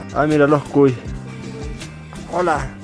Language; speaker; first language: Spanish; native; Spanish